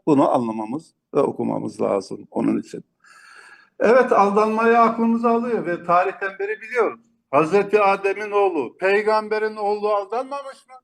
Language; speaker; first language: Turkish; native; Turkish